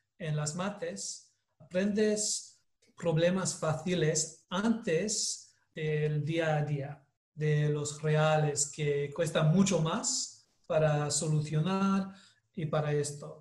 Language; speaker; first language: Spanish; non-native, learner; English